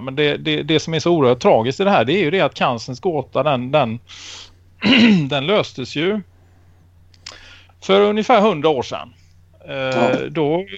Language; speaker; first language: Swedish; native; Swedish